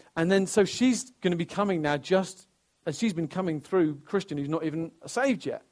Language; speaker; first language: English; native; English